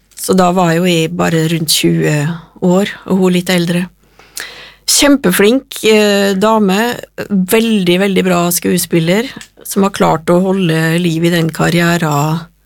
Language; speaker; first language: Norwegian; native; Norwegian